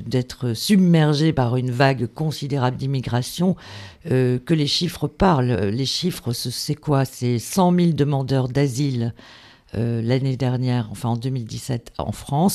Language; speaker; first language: French; native; French